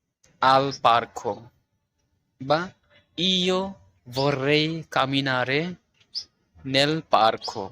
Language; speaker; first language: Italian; non-native, fluent; Bangla